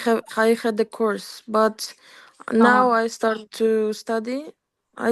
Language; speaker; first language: English; non-native, fluent; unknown